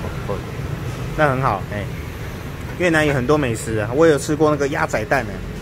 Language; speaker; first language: Chinese; native; Chinese